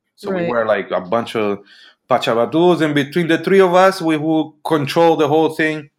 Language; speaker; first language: English; early bilingual, other home language; Portuguese